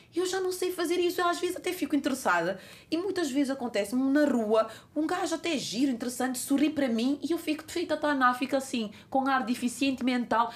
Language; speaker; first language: Portuguese; non-native, local second language; Kabuverdianu